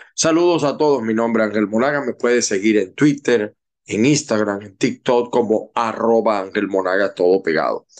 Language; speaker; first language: Spanish; native; Spanish